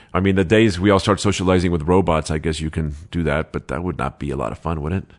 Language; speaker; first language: English; early bilingual, other home language; Spanish